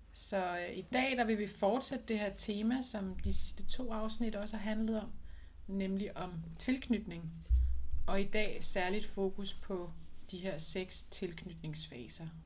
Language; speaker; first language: Danish; native; Danish